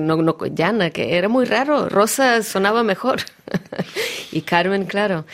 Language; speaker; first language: Spanish; non-native, fluent; Russian